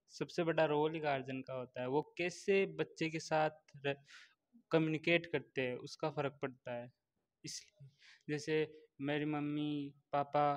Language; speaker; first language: Hindi; native; Hindi